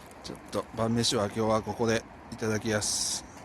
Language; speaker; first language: Japanese; native; Japanese